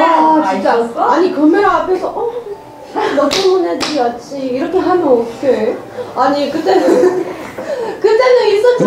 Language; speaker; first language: Korean; non-native, fluent; Portuguese